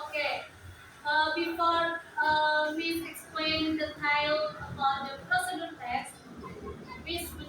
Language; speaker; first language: English; non-native, learner; Indonesian